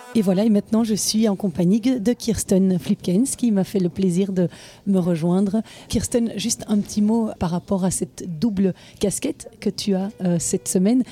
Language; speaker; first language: French; native; French